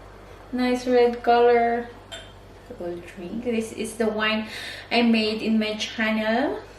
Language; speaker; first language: English; non-native, learner; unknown